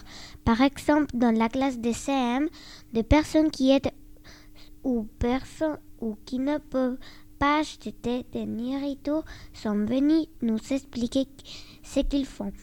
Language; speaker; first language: French; non-native, learner; Spanish